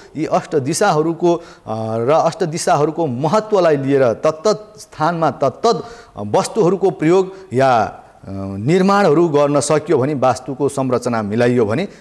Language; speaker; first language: Nepali; native; Nepali